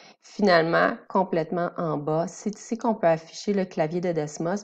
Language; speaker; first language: French; native; French